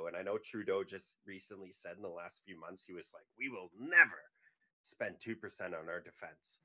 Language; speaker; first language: English; native; English